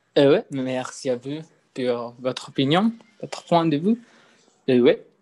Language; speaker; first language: French; non-native, learner; Spanish